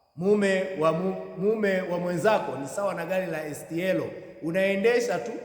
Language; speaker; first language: Swahili; native; Swahili